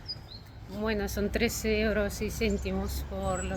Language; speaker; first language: Spanish; non-native, fluent; Russian